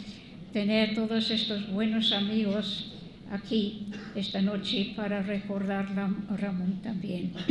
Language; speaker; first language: Spanish; non-native, fluent; English